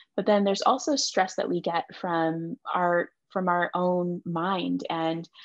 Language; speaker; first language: English; native; English